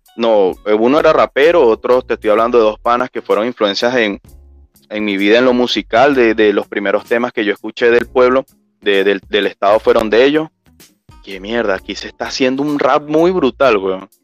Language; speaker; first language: Spanish; native; Spanish